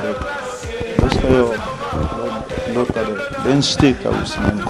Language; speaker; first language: Swedish; non-native, fluent; Lingala